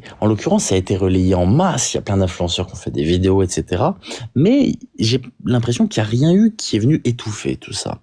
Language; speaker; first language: French; native; French